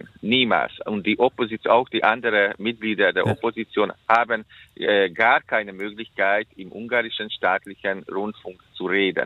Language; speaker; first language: German; non-native, fluent; Hungarian